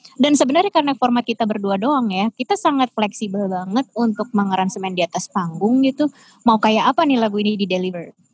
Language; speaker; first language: Indonesian; native; Indonesian